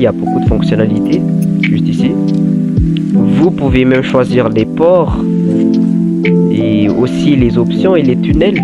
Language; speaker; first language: French; non-native, local second language; Malagasy